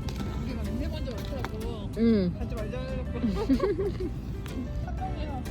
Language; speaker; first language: Korean; native; Korean